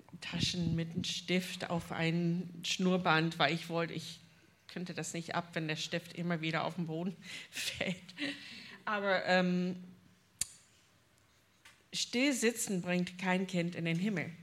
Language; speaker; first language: German; non-native, fluent; English